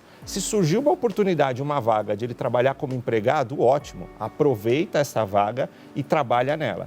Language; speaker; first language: Portuguese; native; Portuguese